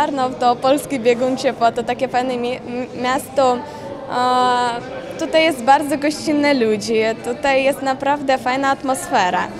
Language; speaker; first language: Polish; non-native, fluent; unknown